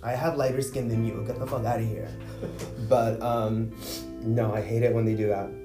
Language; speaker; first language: English; early bilingual, other home language; Spanish